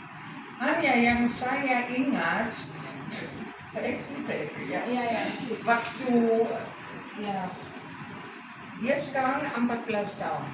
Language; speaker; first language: Indonesian; non-native, fluent; German